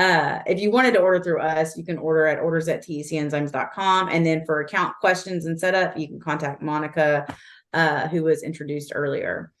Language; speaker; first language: English; native; English